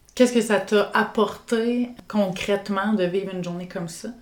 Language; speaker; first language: French; native; French